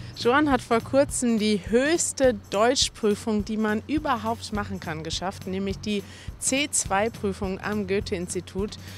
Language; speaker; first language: German; native; German